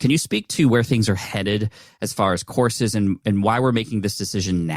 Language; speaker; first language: English; native; English